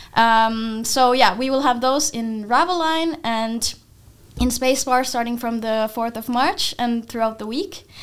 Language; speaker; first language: English; non-native, fluent; Finnish